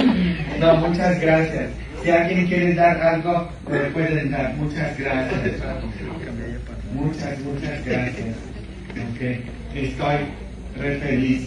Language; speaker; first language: Spanish; non-native, fluent; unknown